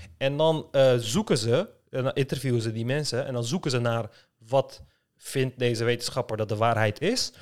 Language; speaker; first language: Dutch; early bilingual, other home language; Turkish